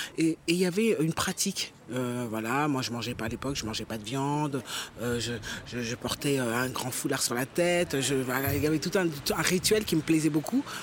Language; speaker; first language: French; early bilingual, other home language; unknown